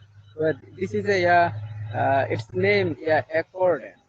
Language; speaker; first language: English; non-native, learner; Bangla